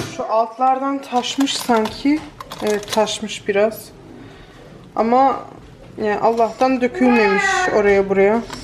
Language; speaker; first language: Turkish; early bilingual, heritage; Turkish